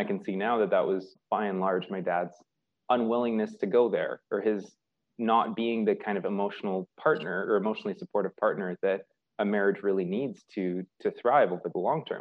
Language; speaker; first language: English; native; English